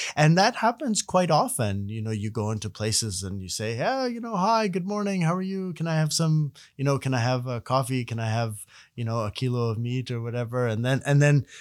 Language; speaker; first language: English; native; English